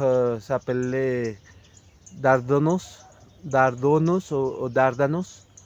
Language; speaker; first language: French; non-native, fluent; Spanish